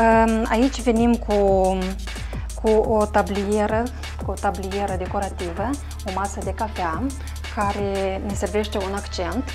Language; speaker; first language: Romanian; native; Romanian